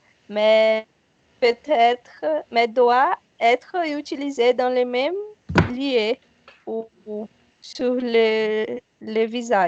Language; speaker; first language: French; non-native, learner; Portuguese